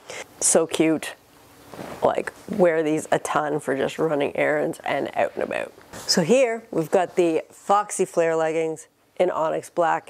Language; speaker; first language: English; native; English